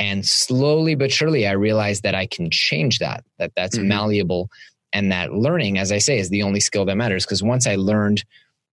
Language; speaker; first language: English; native; English